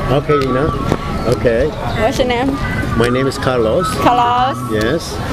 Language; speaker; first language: English; non-native, learner; Thai